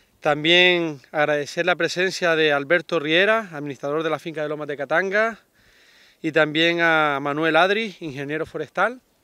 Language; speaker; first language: Spanish; native; Spanish